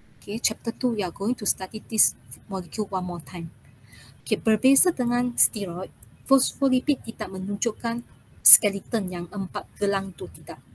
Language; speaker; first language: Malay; non-native, local second language; Chinese